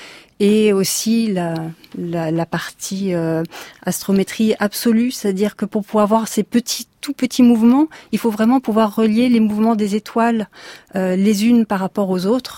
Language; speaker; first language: French; native; French